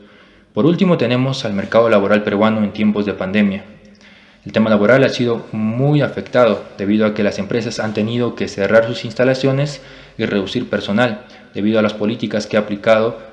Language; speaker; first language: Spanish; native; Spanish